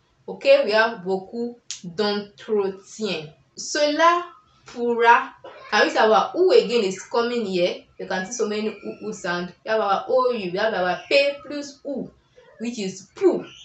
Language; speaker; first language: English; non-native, local second language; Yoruba